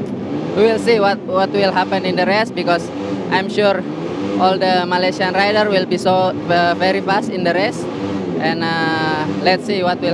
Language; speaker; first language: English; non-native, fluent; Indonesian